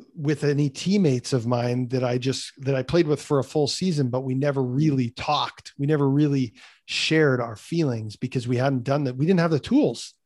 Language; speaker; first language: English; native; English